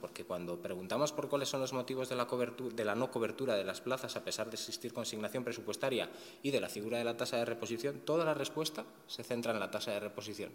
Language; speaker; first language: Spanish; native; Spanish